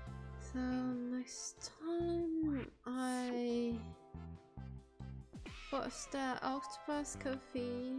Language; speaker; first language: English; non-native, learner; Japanese